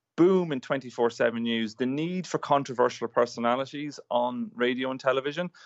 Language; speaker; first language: English; native; English